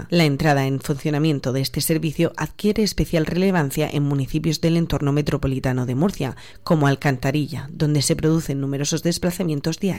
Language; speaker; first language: Spanish; native; Spanish